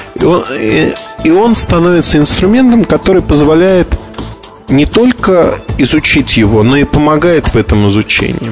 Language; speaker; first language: Russian; native; Russian